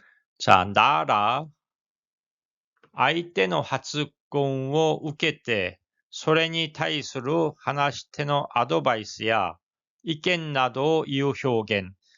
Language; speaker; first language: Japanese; non-native, fluent; Korean